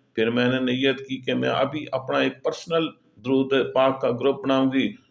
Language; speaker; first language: Urdu; native; Urdu